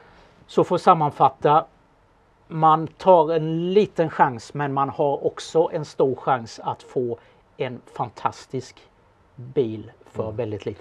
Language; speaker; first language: Swedish; native; Swedish